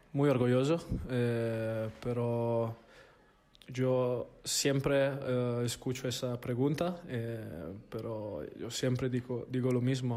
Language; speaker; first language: Spanish; non-native, fluent; Italian